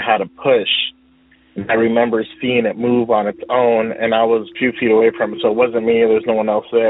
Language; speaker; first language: English; native; English